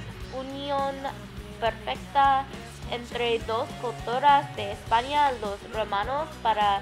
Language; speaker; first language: Spanish; non-native, learner; English